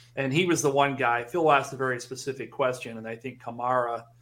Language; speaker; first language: English; native; English